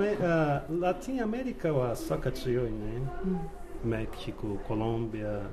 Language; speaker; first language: Japanese; non-native, learner; Portuguese